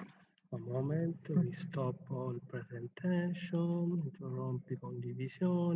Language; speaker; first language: Italian; native; Italian